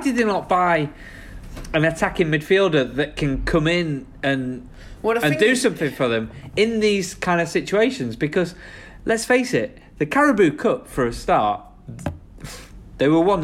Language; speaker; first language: English; native; English